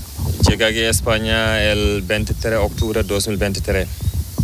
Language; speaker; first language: Spanish; non-native, learner; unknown